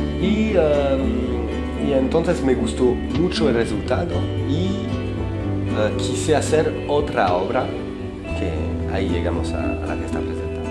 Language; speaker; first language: Spanish; non-native, fluent; French